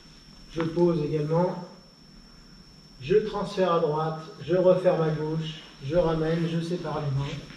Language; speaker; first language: French; native; French